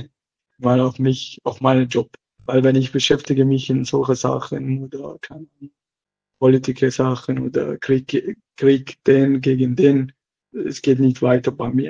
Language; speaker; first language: German; non-native, local second language; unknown